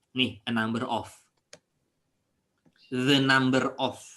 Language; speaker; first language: English; non-native, fluent; Indonesian